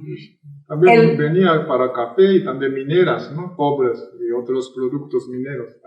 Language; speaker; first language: Spanish; non-native, fluent; Japanese